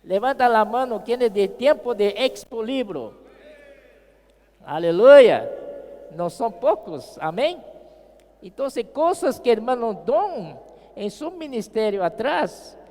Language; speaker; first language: Spanish; non-native, fluent; Portuguese